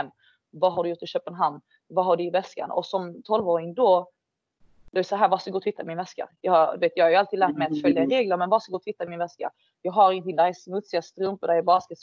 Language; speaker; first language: Swedish; native; Swedish